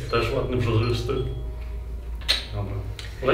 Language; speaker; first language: Polish; native; Polish